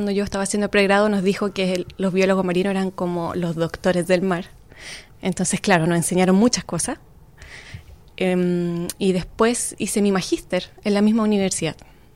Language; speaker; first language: Spanish; native; Spanish